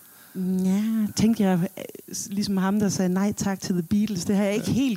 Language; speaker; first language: Danish; native; Danish